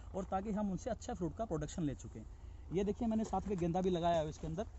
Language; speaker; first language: Hindi; native; Hindi